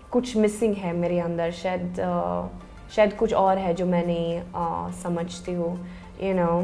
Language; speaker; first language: Hindi; non-native, fluent; Swedish